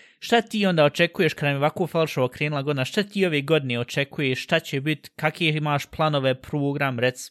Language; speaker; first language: Bosnian; early bilingual, heritage; Bosnian